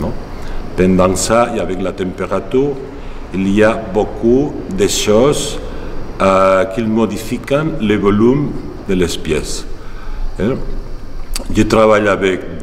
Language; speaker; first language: French; non-native, learner; Catalan